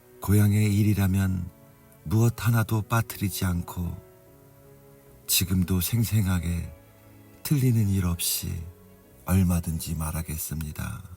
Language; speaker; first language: Korean; native; Korean